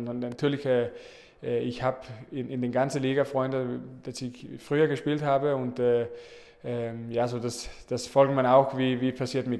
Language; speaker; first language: German; non-native, learner; Danish